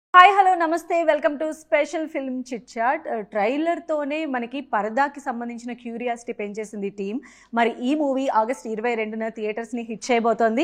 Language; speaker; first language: Telugu; native; Telugu